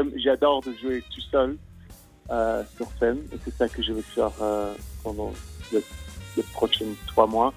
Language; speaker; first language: French; non-native, fluent; English